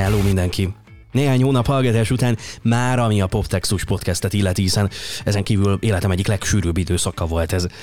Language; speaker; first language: Hungarian; native; Hungarian